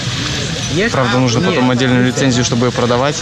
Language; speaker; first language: Russian; native; Russian